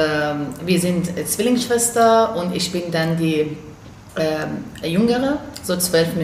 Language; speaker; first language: German; non-native, fluent; Persian